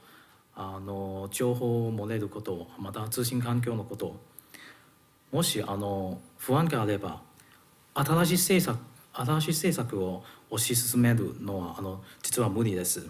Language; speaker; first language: Japanese; non-native, learner; Cantonese